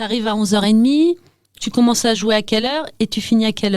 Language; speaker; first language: French; native; French